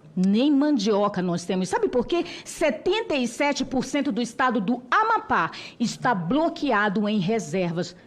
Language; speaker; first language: Portuguese; non-native, local second language; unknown